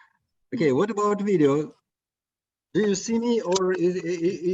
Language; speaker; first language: English; non-native, fluent; Russian